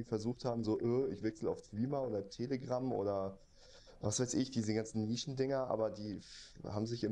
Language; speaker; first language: German; native; German